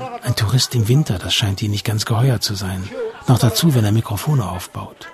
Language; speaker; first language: German; native; German